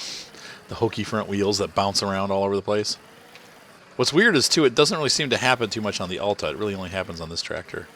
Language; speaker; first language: English; native; English